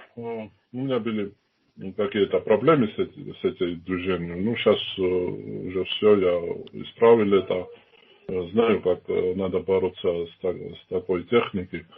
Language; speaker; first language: Russian; non-native, fluent; Georgian